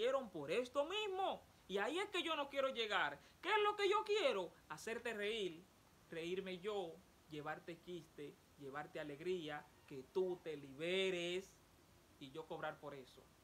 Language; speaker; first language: Spanish; native; Spanish